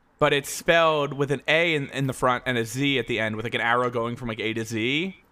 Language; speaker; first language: English; native; English